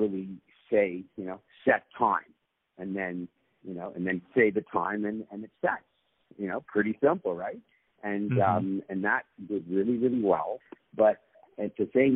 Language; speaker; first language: English; native; English